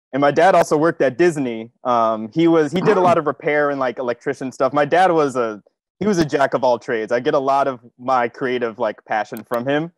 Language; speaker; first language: English; native; English